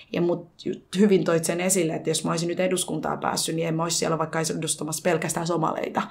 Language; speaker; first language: Finnish; early bilingual, other home language; Somali